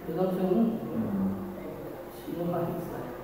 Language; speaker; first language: Korean; non-native, learner; Nepali